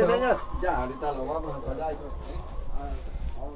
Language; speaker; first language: Spanish; native; Spanish